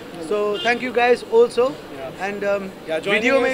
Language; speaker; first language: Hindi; non-native, learner; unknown